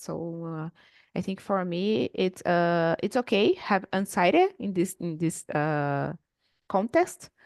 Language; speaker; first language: English; non-native, learner; Portuguese